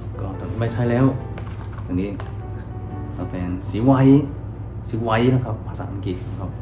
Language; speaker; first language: Thai; non-native, fluent; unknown